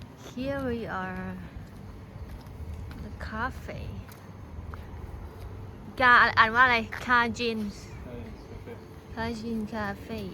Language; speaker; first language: English; non-native, learner; Thai